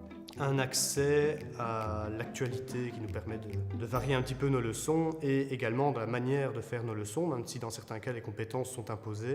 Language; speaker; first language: French; native; French